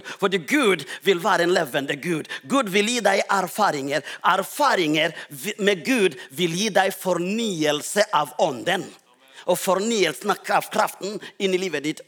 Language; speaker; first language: Swedish; non-native, learner; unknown